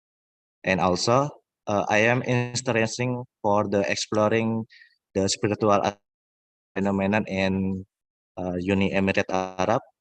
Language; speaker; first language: English; non-native, learner; Indonesian